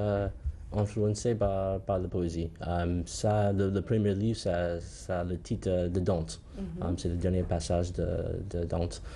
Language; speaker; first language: French; non-native, learner; English